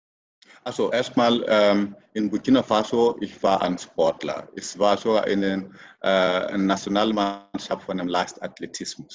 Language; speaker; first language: German; non-native, fluent; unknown